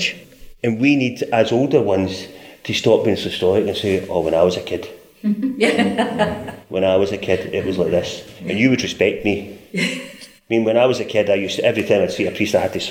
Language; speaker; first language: English; native; English